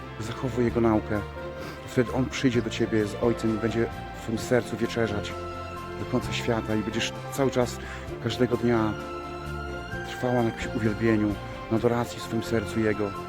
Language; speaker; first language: Polish; native; Polish